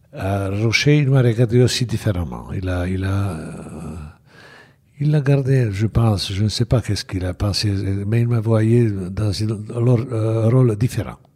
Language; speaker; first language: French; non-native, fluent; Bosnian